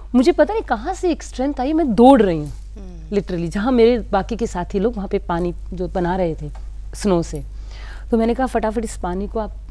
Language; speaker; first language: Hindi; native; Hindi